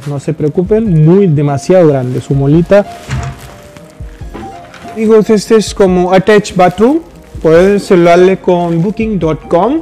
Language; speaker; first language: Spanish; non-native, fluent; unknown